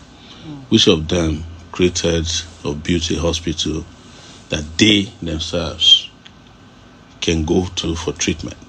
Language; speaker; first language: English; non-native, local second language; Yoruba